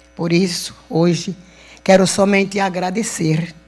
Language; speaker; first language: Portuguese; native; Portuguese